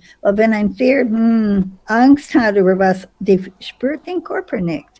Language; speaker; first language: German; non-native, fluent; English